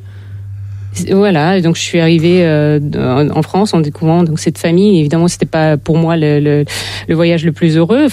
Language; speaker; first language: French; non-native, fluent; Russian